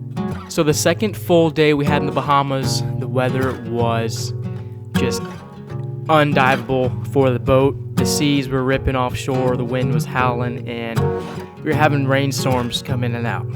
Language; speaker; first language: English; native; English